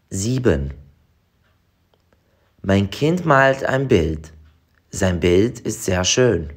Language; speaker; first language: German; non-native, fluent; Serbian